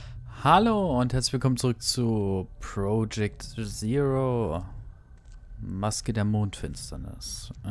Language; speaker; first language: German; native; German